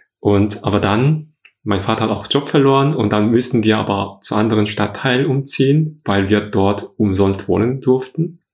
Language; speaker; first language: German; non-native, fluent; Korean